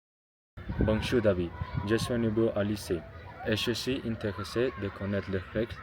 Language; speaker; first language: French; non-native, learner; Spanish